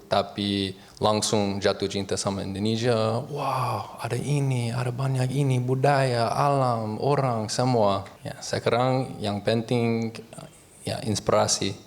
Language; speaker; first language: Indonesian; non-native, learner; English